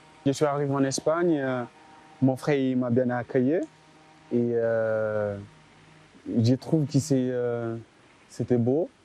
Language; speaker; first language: French; non-native, learner; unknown